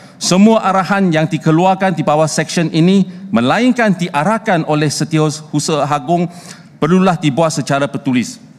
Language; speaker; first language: Malay; non-native, local second language; Chinese